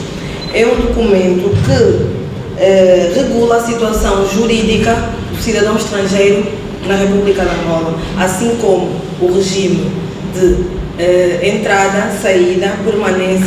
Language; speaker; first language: Portuguese; native; Portuguese